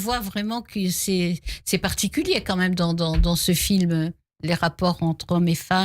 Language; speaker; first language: French; native; French